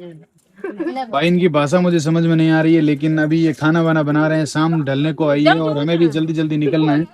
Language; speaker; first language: Hindi; native; Hindi